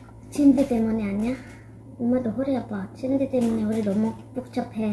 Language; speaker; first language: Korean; non-native, learner; Filipino